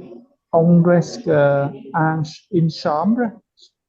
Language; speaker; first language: French; non-native, learner; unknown